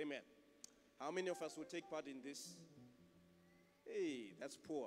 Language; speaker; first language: English; non-native, local second language; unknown